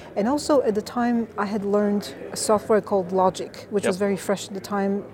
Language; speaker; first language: English; non-native, fluent; Bulgarian